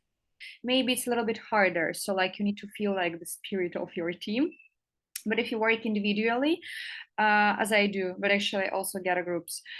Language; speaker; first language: English; non-native, fluent; Russian